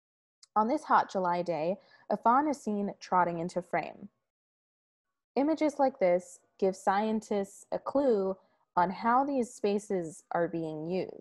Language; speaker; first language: English; native; English